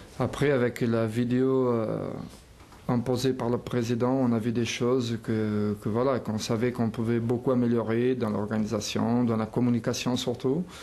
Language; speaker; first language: French; non-native, fluent; Portuguese